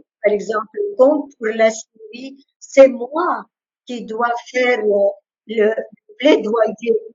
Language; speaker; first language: French; non-native, local second language; Arabic